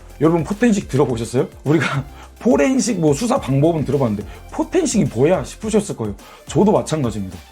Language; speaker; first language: Korean; native; Korean